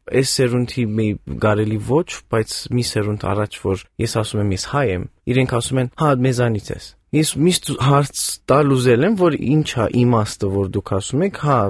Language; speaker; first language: Armenian; early bilingual, heritage; Armenian